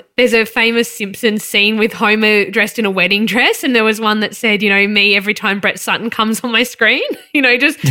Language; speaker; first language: English; native; English